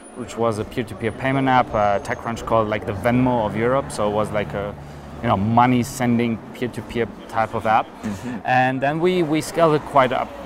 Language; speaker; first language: English; non-native, fluent; German